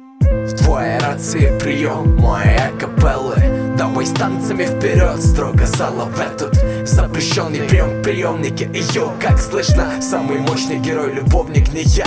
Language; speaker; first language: Russian; native; Russian